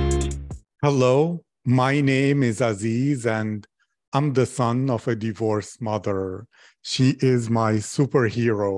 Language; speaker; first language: English; non-native, fluent; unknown